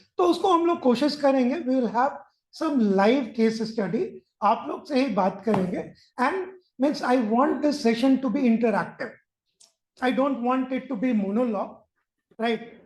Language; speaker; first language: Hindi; native; Hindi